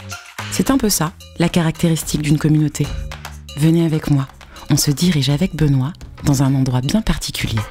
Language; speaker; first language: French; native; French